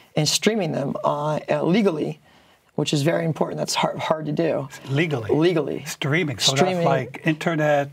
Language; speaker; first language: English; native; English